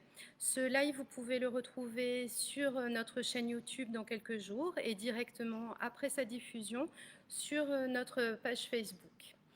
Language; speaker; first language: French; native; French